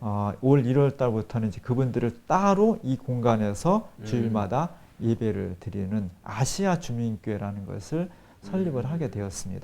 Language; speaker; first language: Korean; native; Korean